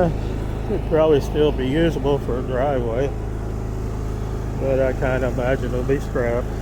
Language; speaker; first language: English; native; English